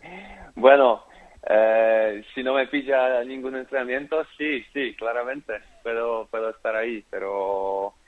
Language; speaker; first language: Spanish; non-native, fluent; Polish